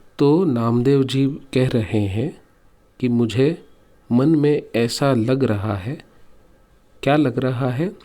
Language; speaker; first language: Hindi; non-native, local second language; Marathi